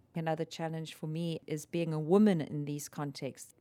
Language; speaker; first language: English; native; English